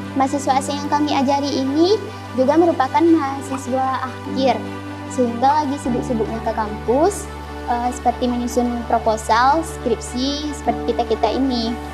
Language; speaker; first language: Indonesian; native; Indonesian